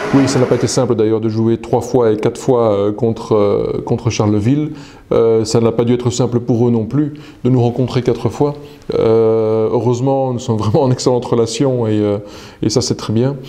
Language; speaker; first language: French; native; French